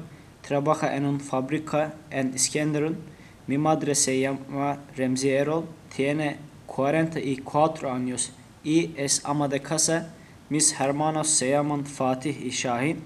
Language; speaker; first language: Spanish; non-native, learner; Turkish